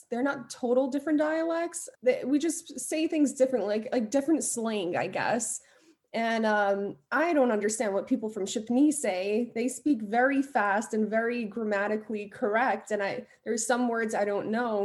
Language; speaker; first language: English; early bilingual, other home language; Albanian